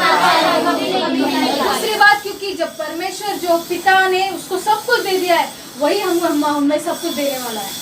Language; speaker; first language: Hindi; non-native, local second language; Marathi